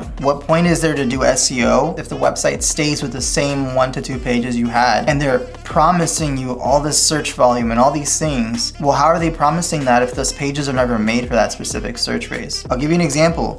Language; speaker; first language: English; native; English